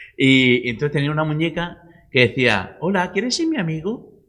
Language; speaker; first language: Spanish; native; Spanish